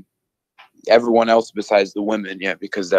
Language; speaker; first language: English; native; English